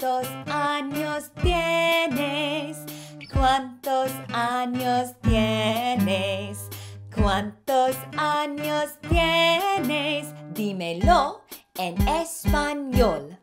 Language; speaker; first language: Spanish; non-native, fluent; English